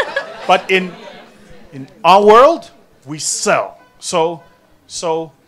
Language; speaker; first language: English; non-native, local second language; Zulu